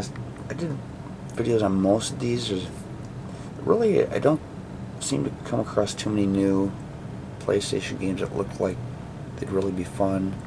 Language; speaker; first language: English; native; English